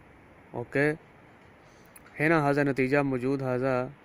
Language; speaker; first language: Arabic; non-native, learner; Urdu